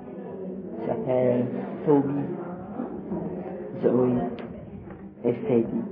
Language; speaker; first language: French; non-native, learner; English